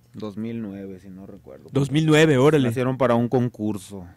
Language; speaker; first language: Spanish; native; Spanish